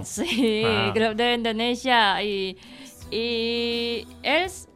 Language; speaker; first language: Catalan; non-native, learner; Indonesian